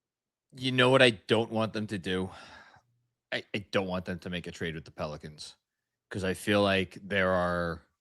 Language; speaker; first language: English; native; English